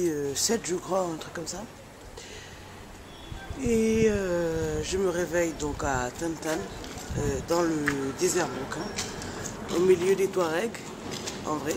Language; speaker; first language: French; native; French